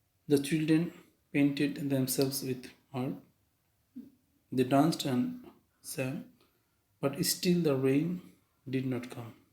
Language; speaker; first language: English; non-native, local second language; Bangla